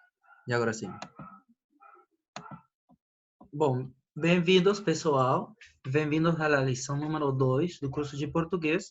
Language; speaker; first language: Portuguese; non-native, fluent; Spanish